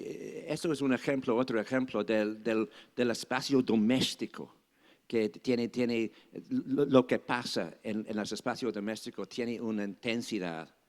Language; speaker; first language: Spanish; non-native, fluent; English